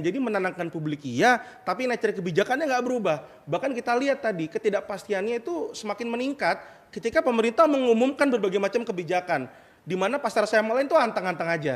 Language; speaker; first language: Indonesian; native; Indonesian